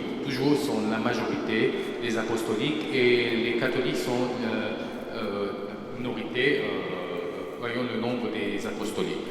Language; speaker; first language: French; non-native, fluent; Armenian